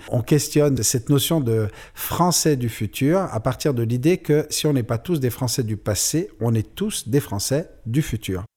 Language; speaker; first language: French; native; French